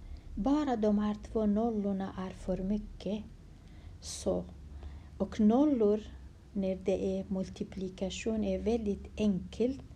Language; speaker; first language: Swedish; non-native, fluent; Kurdish